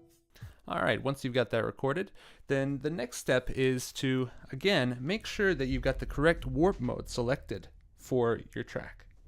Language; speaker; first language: English; native; English